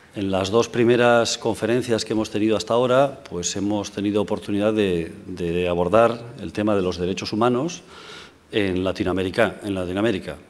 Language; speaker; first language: Spanish; native; Spanish